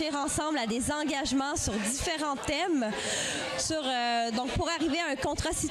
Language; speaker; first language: French; native; French